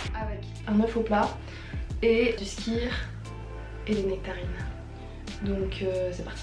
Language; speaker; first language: French; native; French